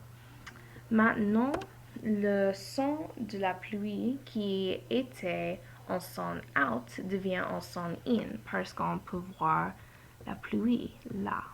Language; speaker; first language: French; non-native, learner; English